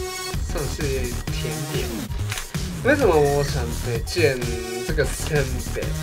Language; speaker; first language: Chinese; non-native, fluent; Japanese